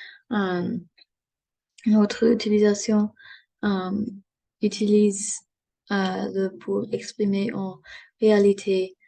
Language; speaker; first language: French; non-native, learner; English